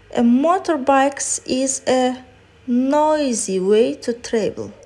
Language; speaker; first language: English; non-native, fluent; Kazakh